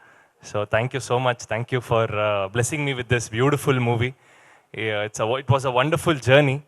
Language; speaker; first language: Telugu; non-native, learner; Kannada